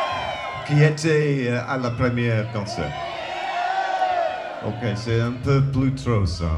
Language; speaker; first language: French; non-native, learner; English